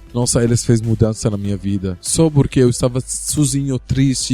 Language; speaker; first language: Portuguese; non-native, learner; Arabic